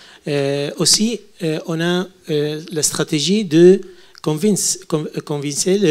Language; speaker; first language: French; non-native, learner; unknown